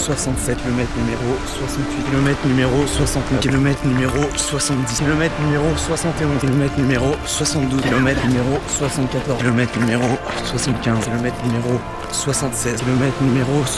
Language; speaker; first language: French; native; French